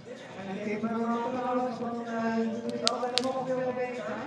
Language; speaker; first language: Dutch; native; Dutch